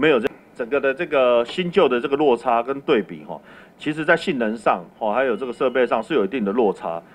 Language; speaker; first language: Chinese; native; Chinese